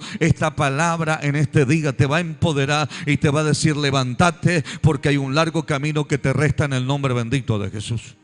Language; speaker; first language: Spanish; native; Spanish